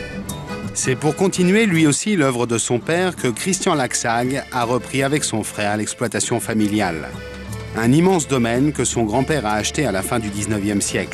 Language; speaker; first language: French; native; French